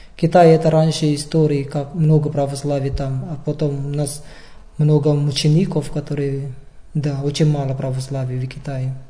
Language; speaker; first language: Russian; non-native, learner; Indonesian